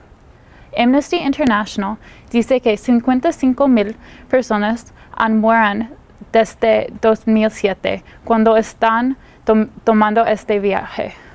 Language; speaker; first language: Spanish; non-native, learner; English